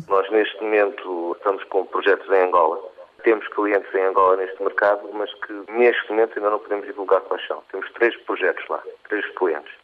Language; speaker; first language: Portuguese; non-native, fluent; English